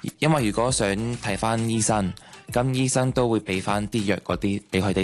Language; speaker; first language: Cantonese; non-native, local second language; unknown